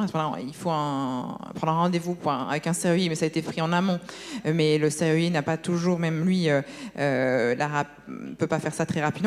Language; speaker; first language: French; native; French